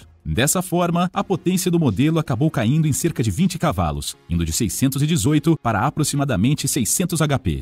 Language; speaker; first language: Portuguese; native; Portuguese